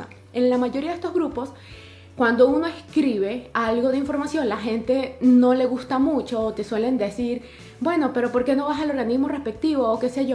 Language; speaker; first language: Spanish; native; Spanish